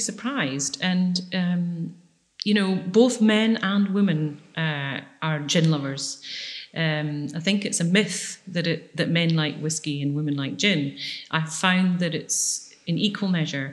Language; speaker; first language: English; native; English